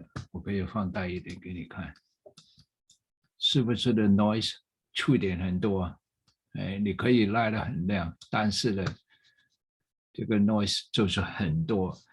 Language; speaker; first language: Chinese; non-native, fluent; English